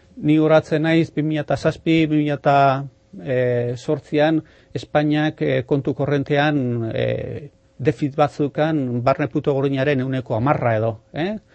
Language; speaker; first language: Basque; non-native, local second language; Spanish